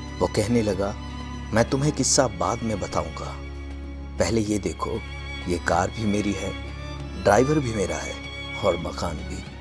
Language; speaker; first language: Urdu; native; Urdu